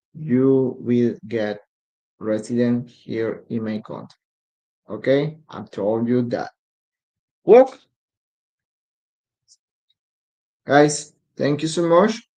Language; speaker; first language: English; non-native, learner; Spanish